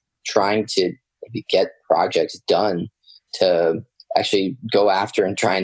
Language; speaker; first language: English; native; English